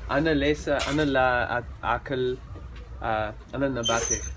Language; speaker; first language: Arabic; non-native, learner; English